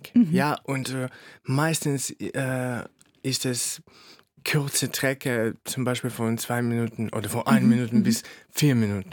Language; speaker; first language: German; non-native, fluent; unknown